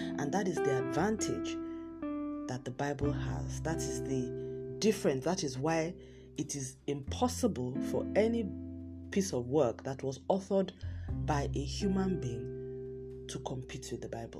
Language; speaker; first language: English; non-native, local second language; Yoruba